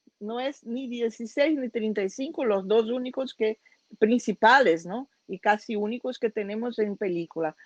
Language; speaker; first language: Spanish; non-native, fluent; Portuguese